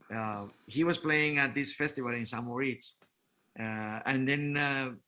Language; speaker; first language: English; non-native, fluent; Spanish